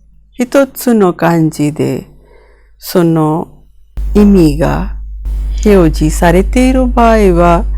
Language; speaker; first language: Japanese; non-native, fluent; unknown